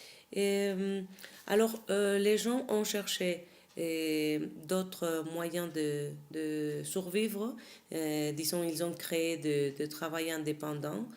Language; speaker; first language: French; non-native, fluent; Spanish